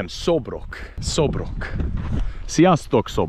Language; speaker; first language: Hungarian; non-native, learner; English